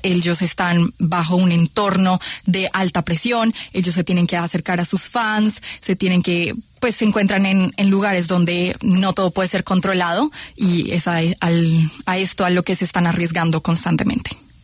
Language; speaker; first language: Spanish; native; Spanish